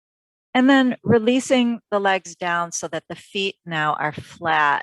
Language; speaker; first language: English; native; English